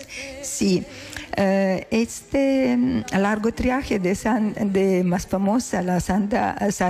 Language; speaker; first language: Spanish; non-native, learner; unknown